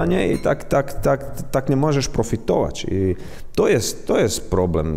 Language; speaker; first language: Polish; non-native, learner; Croatian